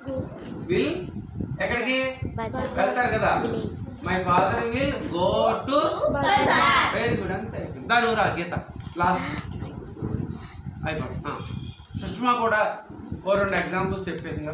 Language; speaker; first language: Telugu; native; Telugu